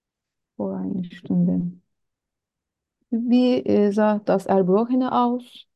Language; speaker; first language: German; non-native, learner; Turkish